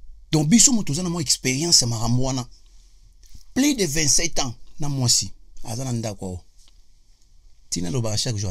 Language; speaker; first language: French; non-native, local second language; Lingala